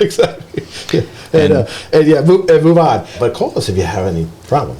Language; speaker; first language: English; native; English